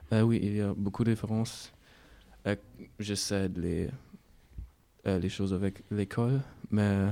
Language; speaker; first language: French; non-native, learner; German